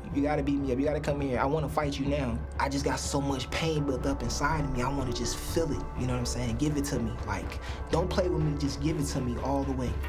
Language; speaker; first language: English; native; English